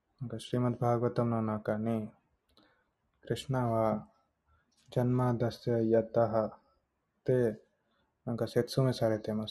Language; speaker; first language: Japanese; non-native, learner; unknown